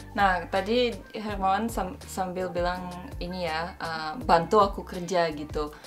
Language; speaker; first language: Indonesian; non-native, fluent; Russian